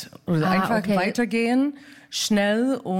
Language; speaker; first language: German; non-native, fluent; English